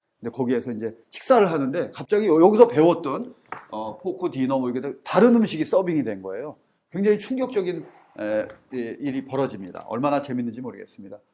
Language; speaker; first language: Korean; native; Korean